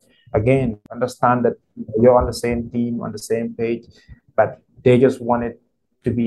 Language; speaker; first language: English; non-native, local second language; Krio